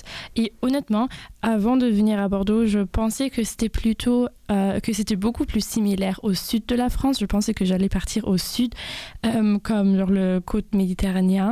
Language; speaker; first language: French; non-native, fluent; German